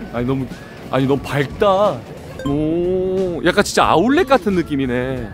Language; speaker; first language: Korean; native; Korean